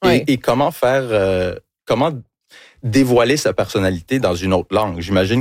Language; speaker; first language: French; non-native, local second language; English